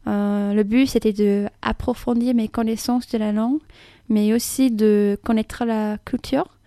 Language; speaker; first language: French; non-native, fluent; English